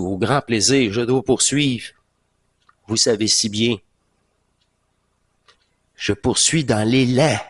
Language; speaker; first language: French; native; French